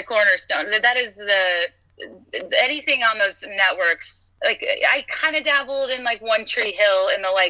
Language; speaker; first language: English; native; English